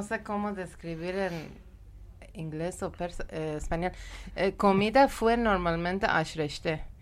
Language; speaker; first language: Spanish; non-native, learner; Persian